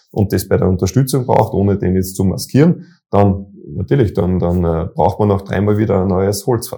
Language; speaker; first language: German; native; German